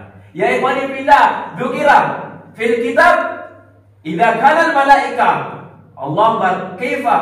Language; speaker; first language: Arabic; non-native, learner; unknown